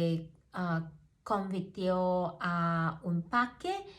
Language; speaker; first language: Spanish; non-native, learner; Cantonese